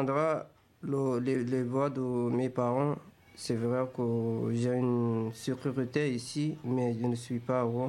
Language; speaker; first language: French; non-native, fluent; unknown